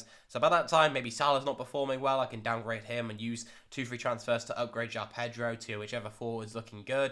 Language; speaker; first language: English; native; English